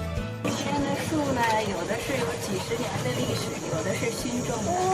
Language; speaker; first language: Chinese; native; Chinese